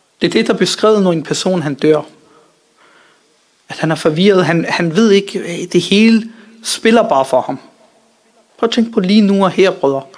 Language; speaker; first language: Danish; early bilingual, other home language; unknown